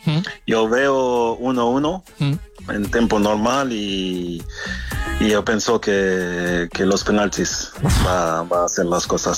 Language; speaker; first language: Spanish; non-native, fluent; French